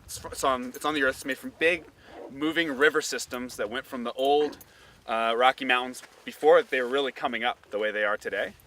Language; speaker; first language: English; native; English